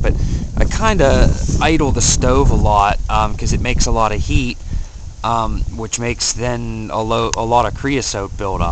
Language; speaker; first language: English; native; English